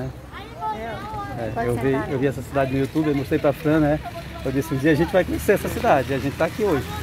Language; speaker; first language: Portuguese; native; Portuguese